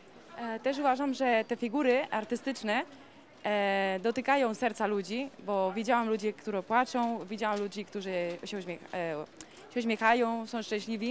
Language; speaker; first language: Polish; early bilingual, heritage; Polish